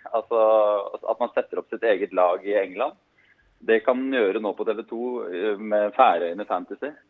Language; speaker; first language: Norwegian; native; Norwegian